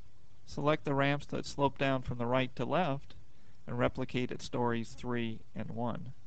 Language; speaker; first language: English; native; English